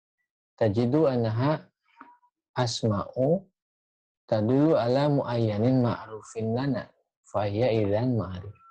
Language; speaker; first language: Arabic; non-native, fluent; Indonesian